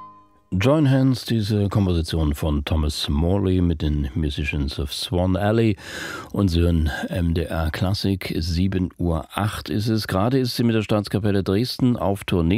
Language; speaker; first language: German; native; German